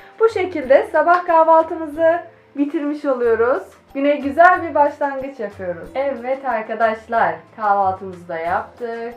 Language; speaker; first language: Turkish; native; Turkish